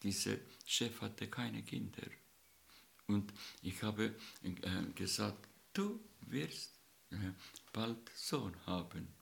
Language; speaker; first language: German; non-native, learner; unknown